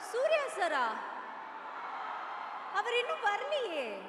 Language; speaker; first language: Tamil; native; Tamil